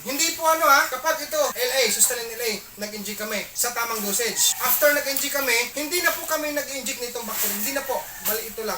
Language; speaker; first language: Filipino; non-native, local second language; Cebuano